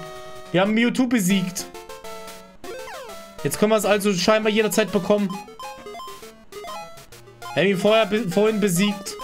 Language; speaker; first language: German; native; German